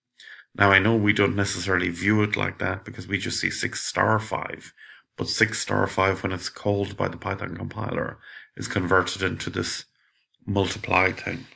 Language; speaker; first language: English; native; English